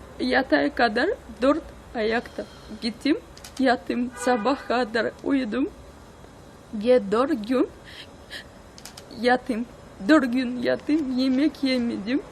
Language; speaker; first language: Turkish; non-native, learner; Russian